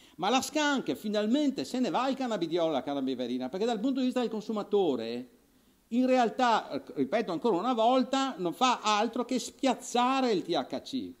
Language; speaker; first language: Italian; native; Italian